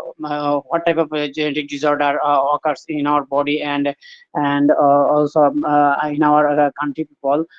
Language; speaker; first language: English; non-native, learner; Bangla